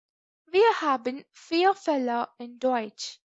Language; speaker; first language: German; non-native, fluent; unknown